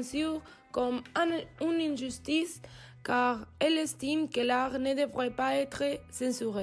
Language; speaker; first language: French; non-native, learner; Spanish